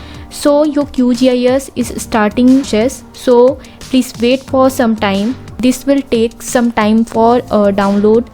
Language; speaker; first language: English; non-native, local second language; Hindi